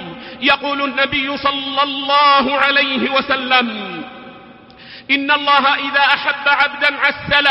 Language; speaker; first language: Arabic; native; Arabic